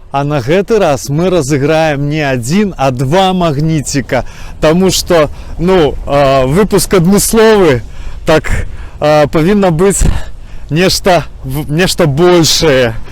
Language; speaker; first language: Belarusian; non-native, local second language; Russian